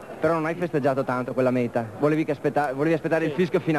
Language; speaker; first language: Italian; native; Italian